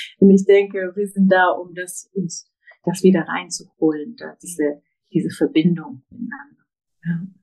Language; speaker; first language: German; non-native, fluent; English